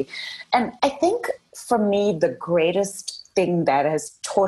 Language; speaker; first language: English; non-native, local second language; Shona